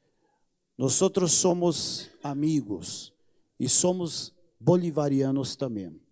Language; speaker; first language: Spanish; non-native, learner; Portuguese